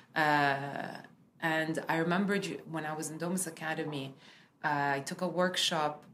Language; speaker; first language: English; early bilingual, other home language; Arabic